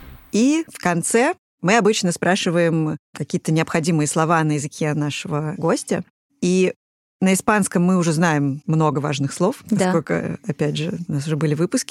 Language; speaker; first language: Russian; native; Russian